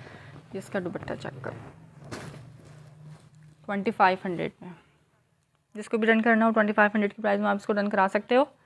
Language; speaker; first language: Urdu; native; Urdu